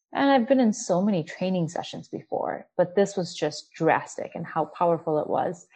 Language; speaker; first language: English; early bilingual, other home language; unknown